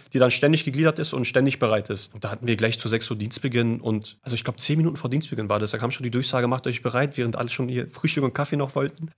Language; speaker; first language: German; native; German